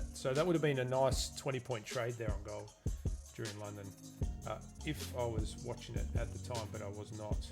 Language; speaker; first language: English; native; English